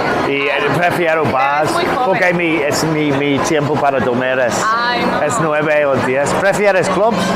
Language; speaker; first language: Spanish; non-native, learner; English